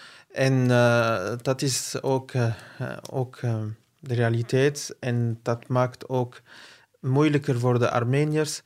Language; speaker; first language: Dutch; non-native, fluent; Arabic